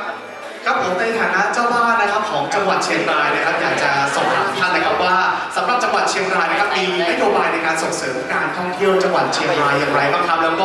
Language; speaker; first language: Thai; native; Thai